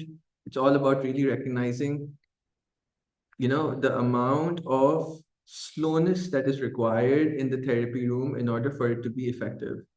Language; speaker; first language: English; non-native, local second language; Urdu